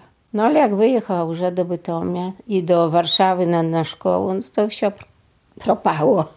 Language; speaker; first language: Polish; non-native, local second language; Russian